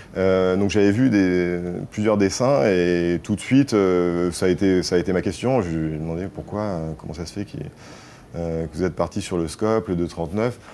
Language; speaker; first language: French; native; French